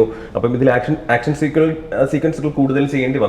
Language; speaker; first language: Malayalam; native; Malayalam